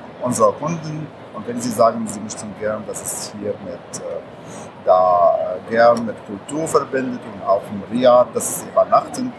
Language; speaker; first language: German; non-native, learner; Arabic